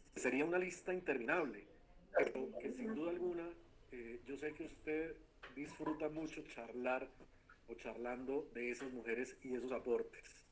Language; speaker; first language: Spanish; native; Spanish